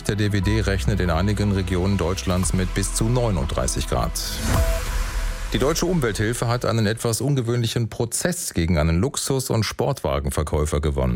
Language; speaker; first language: German; native; German